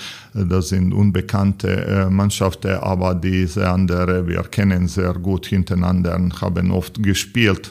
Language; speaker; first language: German; non-native, learner; Serbian